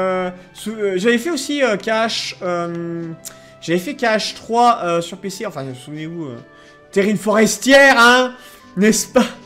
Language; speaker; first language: French; native; French